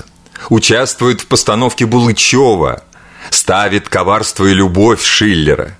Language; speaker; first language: Russian; native; Russian